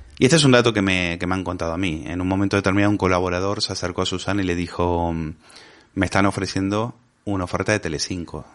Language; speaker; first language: Spanish; native; Spanish